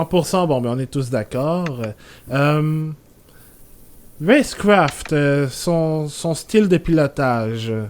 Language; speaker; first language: French; native; French